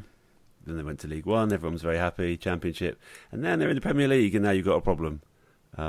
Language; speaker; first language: English; native; English